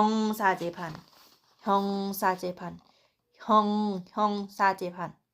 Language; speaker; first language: Korean; non-native, learner; Thai